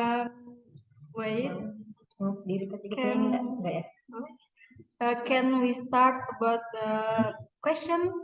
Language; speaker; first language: English; non-native, learner; Indonesian